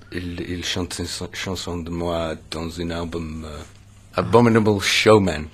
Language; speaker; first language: French; non-native, learner; English